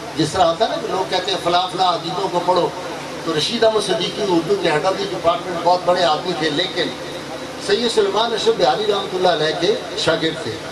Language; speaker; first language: Urdu; non-native, local second language; Punjabi